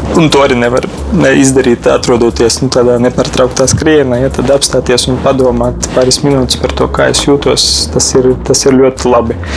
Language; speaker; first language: Latvian; non-native, local second language; Russian